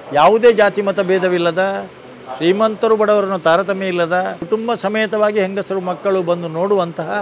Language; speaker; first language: Kannada; non-native, local second language; Tulu